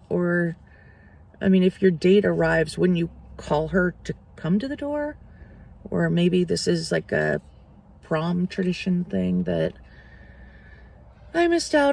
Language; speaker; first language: English; native; English